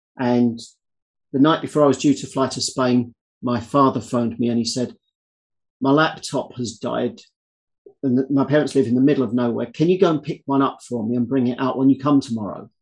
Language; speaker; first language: English; native; English